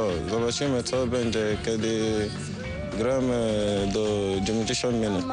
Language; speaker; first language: Polish; non-native, learner; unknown